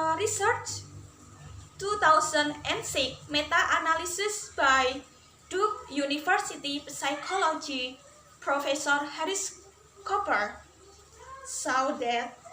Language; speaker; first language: English; non-native, learner; Indonesian